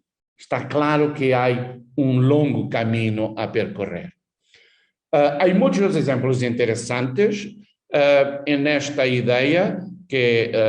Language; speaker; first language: Spanish; non-native, fluent; Portuguese